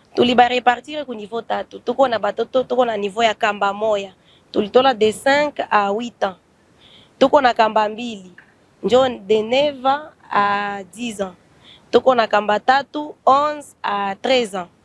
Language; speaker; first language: Swahili; native; Swahili